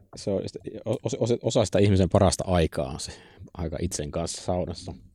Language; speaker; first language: Finnish; native; Finnish